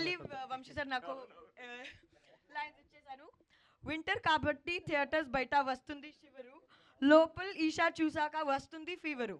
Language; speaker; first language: Telugu; non-native, learner; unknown